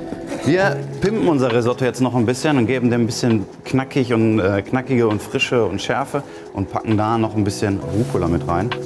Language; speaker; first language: German; native; German